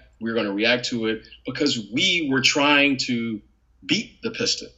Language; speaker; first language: English; native; English